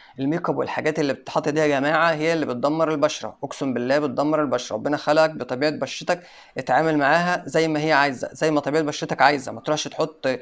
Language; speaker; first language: Arabic; native; Arabic